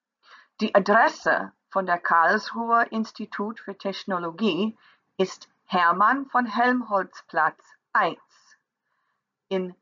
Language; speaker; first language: German; non-native, learner; English